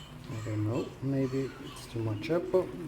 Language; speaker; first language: English; non-native, learner; German